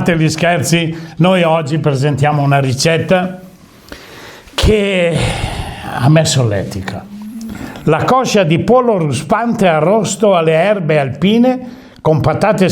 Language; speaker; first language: Italian; native; Italian